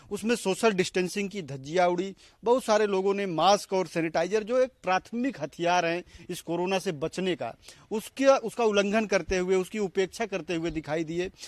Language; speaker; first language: Hindi; native; Hindi